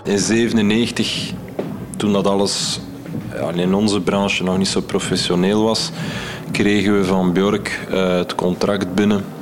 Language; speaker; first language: Dutch; native; Dutch